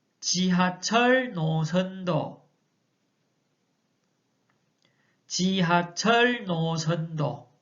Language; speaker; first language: Korean; non-native, fluent; Chinese